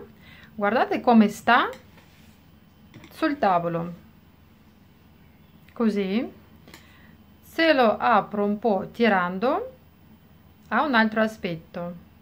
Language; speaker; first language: Italian; non-native, fluent; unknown